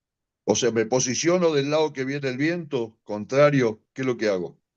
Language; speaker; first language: Spanish; native; Spanish